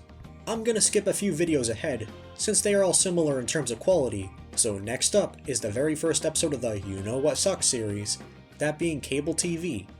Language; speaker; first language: English; native; English